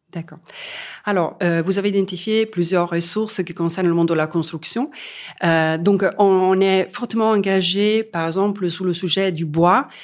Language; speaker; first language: French; non-native, fluent; Italian